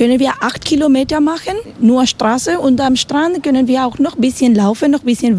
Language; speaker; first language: German; non-native, learner; Spanish